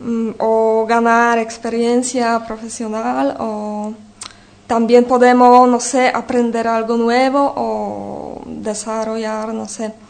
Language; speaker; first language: Spanish; non-native, fluent; Polish